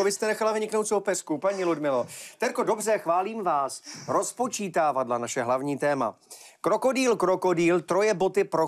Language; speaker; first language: Czech; native; Czech